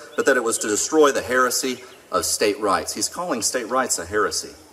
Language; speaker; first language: English; native; English